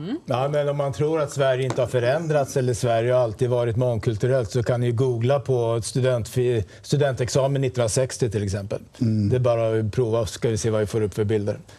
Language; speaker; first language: Swedish; native; Swedish